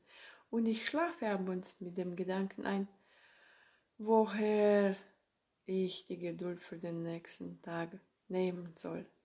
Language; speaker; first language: German; non-native, fluent; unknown